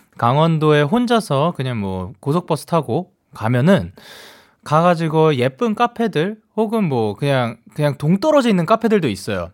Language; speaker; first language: Korean; early bilingual, heritage; Korean